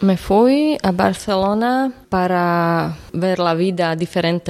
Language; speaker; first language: Spanish; non-native, learner; Slovak